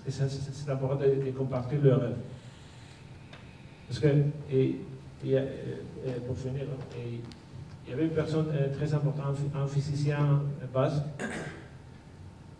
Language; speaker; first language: French; non-native, fluent; Basque